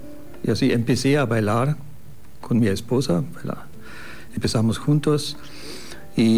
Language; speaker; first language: Spanish; non-native, fluent; German